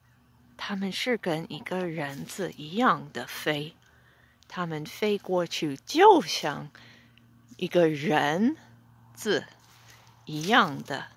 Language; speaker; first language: Chinese; non-native, fluent; English